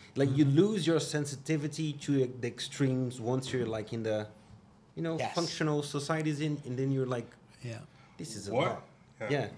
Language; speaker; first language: English; non-native, fluent; Portuguese